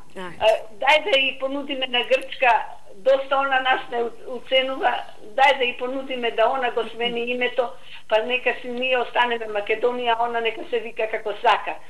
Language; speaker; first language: Macedonian; native; Macedonian